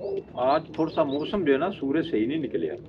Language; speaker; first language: Hindi; non-native, local second language; Punjabi